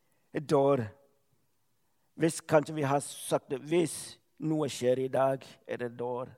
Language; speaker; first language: Norwegian; non-native, learner; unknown